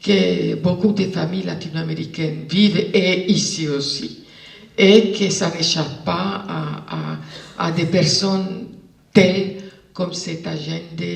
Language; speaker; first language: French; non-native, fluent; Spanish